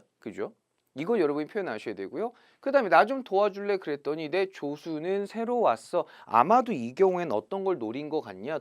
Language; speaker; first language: Korean; native; Korean